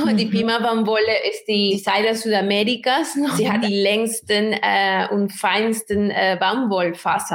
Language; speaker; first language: German; non-native, fluent; Spanish